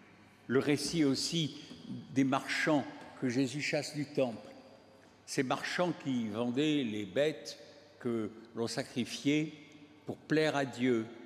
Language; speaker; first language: French; native; French